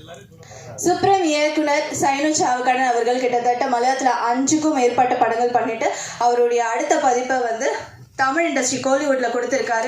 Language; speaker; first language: Tamil; native; Tamil